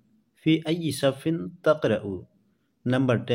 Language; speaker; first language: Arabic; non-native, fluent; Assamese